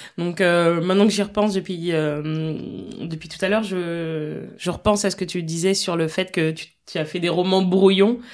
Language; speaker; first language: French; native; French